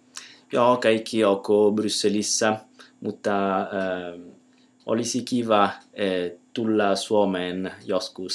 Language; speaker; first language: Finnish; non-native, learner; Italian